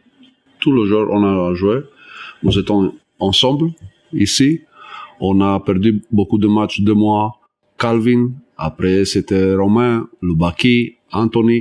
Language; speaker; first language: French; non-native, learner; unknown